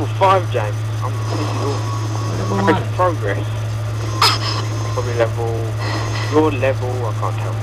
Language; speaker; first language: English; native; English